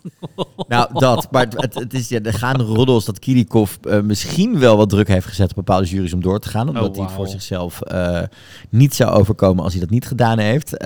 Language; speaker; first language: Dutch; native; Dutch